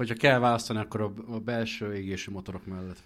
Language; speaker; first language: Hungarian; native; Hungarian